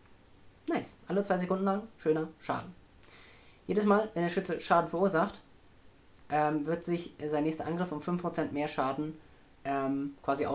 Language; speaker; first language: German; native; German